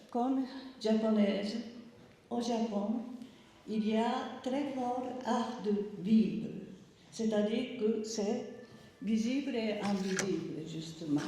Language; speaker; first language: French; non-native, learner; Japanese